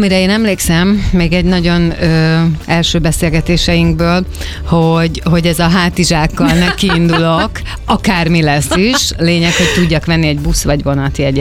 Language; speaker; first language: Hungarian; native; Hungarian